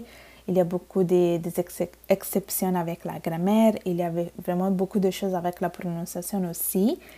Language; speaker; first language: French; non-native, fluent; Bangla